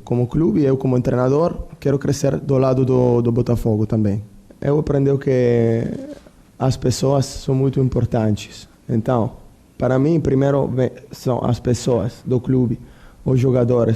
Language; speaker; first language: Portuguese; non-native, fluent; Italian